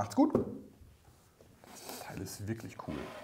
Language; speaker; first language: German; native; German